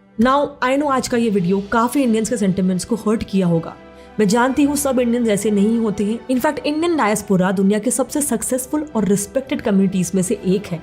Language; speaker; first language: Hindi; native; Hindi